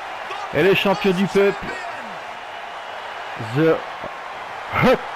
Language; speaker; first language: French; native; French